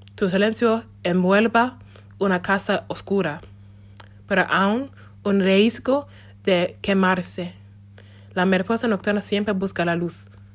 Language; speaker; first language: Spanish; non-native, learner; English